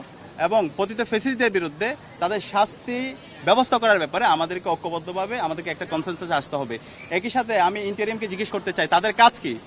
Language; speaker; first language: Bangla; native; Bangla